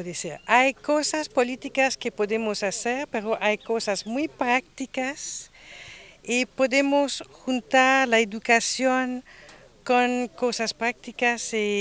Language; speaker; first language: Spanish; non-native, fluent; French